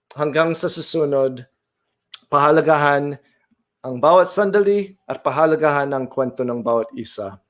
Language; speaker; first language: Filipino; non-native, fluent; English